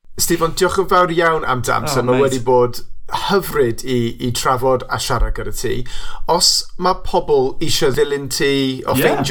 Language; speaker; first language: Welsh; non-native, local second language; English